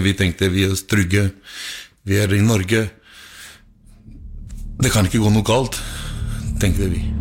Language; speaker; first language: Norwegian; early bilingual, other home language; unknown